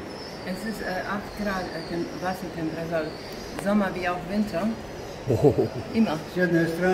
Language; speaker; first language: German; non-native, fluent; Bosnian